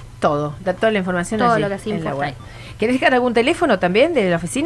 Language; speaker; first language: Spanish; native; Spanish